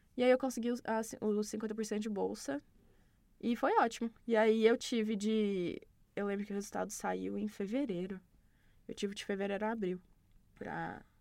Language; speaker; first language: Portuguese; native; Portuguese